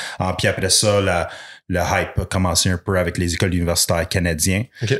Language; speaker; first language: French; non-native, local second language; English